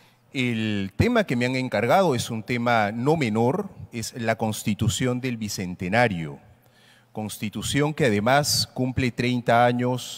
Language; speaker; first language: Spanish; native; Spanish